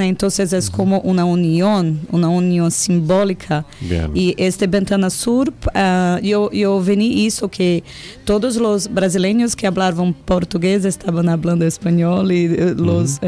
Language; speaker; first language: Spanish; non-native, learner; Portuguese